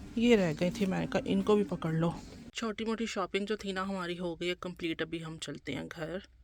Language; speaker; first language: Urdu; non-native, local second language; Punjabi